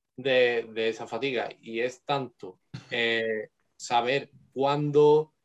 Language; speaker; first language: Spanish; native; Spanish